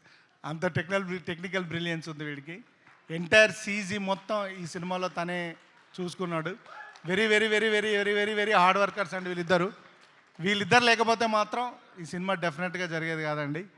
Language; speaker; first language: Telugu; native; Telugu